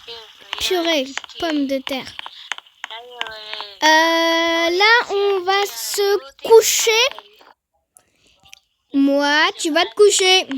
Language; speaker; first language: French; native; French